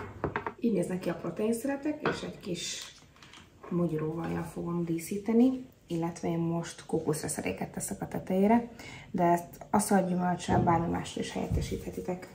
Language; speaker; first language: Hungarian; native; Hungarian